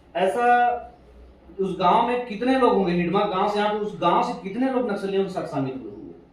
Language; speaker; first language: Hindi; native; Hindi